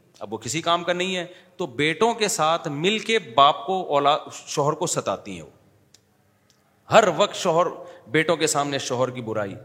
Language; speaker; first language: Urdu; native; Urdu